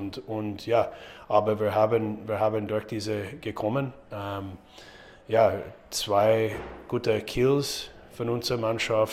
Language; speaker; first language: German; non-native, learner; English